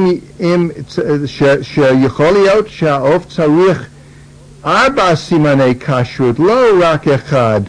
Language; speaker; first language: Hebrew; non-native, fluent; English